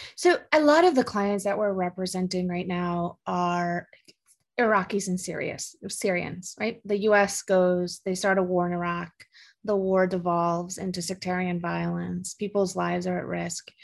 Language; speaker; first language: English; early bilingual, other home language; Spanish